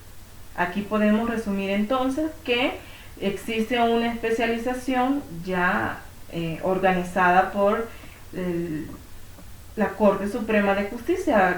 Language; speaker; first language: Spanish; native; Spanish